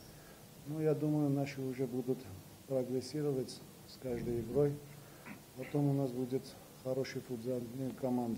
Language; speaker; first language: Russian; non-native, fluent; Armenian